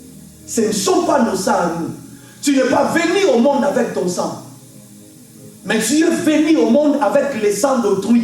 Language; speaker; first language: French; non-native, local second language; Lingala